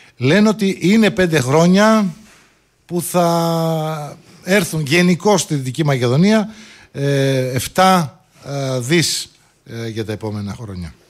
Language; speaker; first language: Greek; native; Greek